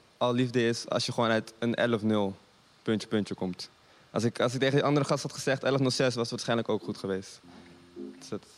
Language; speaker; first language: Dutch; native; Dutch